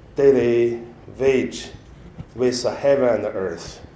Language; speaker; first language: English; non-native, learner; Chinese